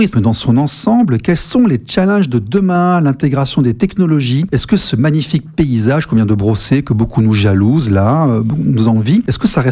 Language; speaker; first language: French; native; French